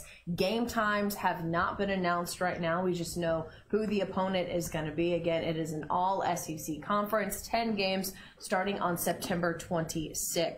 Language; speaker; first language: English; native; English